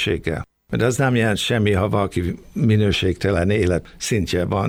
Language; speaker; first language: Hungarian; early bilingual, heritage; Hungarian